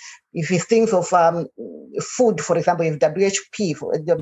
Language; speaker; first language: English; non-native, local second language; Shona